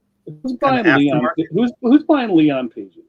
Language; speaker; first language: English; native; English